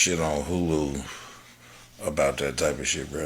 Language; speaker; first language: English; native; English